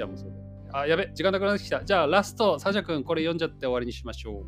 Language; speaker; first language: Japanese; native; Japanese